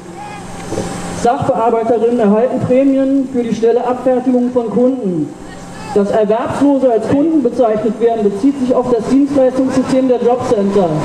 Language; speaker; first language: German; native; German